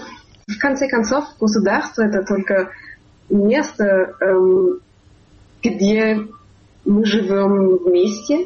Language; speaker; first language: Russian; non-native, fluent; German